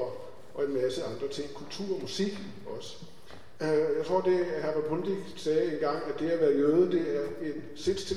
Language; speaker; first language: Danish; native; Danish